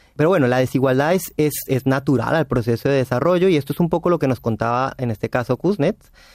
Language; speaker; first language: Spanish; native; Spanish